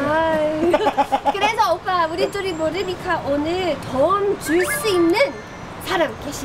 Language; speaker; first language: Korean; non-native, learner; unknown